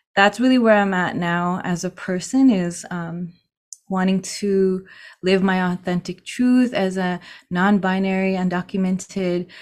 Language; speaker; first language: English; early bilingual, other home language; Filipino